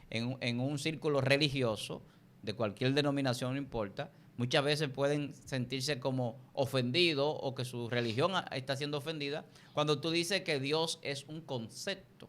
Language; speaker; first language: Spanish; native; Spanish